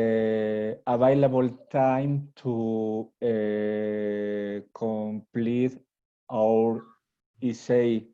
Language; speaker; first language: English; non-native, learner; Spanish